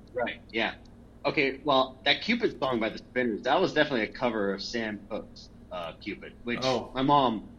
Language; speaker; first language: English; native; English